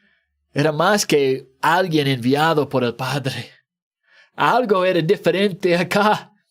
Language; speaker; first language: Spanish; non-native, fluent; English